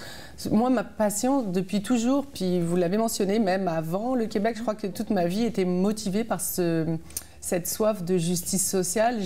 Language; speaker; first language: French; native; French